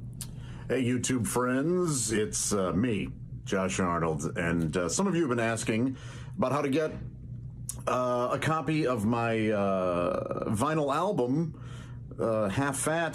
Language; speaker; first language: English; native; English